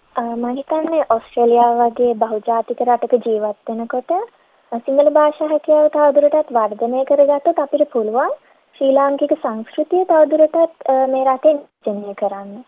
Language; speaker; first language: Sinhala; early bilingual, heritage; Sinhala